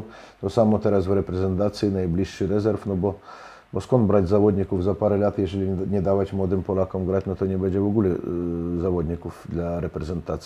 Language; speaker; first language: Polish; non-native, fluent; Russian